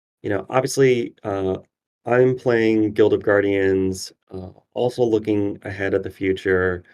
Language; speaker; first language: English; native; English